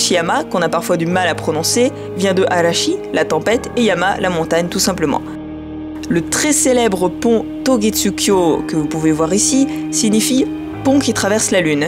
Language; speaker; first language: French; native; French